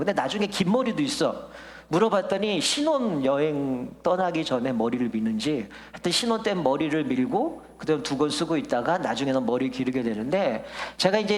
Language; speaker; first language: Korean; native; Korean